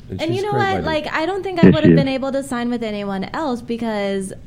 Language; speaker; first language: English; native; English